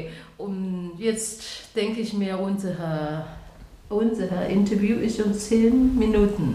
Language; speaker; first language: German; non-native, learner; Chinese